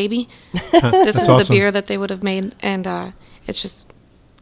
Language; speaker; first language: English; native; English